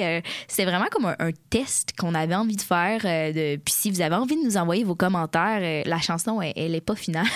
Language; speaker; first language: French; native; French